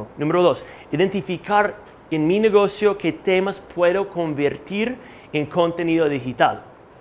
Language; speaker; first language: Spanish; non-native, fluent; English